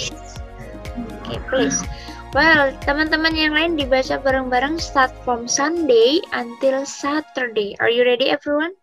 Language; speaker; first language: English; non-native, learner; Indonesian